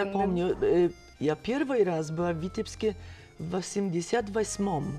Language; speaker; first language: Russian; non-native, fluent; Polish